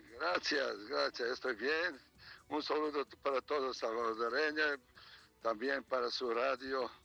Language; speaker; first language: Spanish; non-native, learner; Serbian